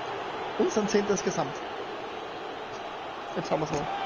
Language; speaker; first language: German; native; German